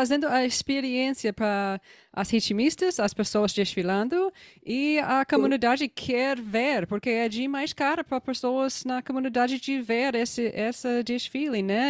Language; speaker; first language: Portuguese; non-native, learner; English